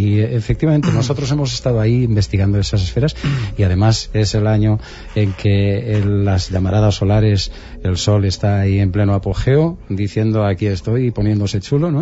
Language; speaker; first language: Spanish; native; Spanish